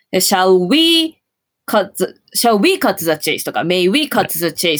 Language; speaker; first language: English; non-native, fluent; Japanese